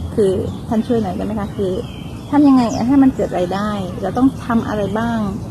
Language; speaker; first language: Thai; non-native, local second language; Northern Khmer